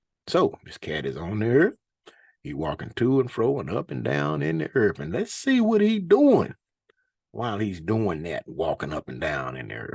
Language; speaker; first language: English; native; English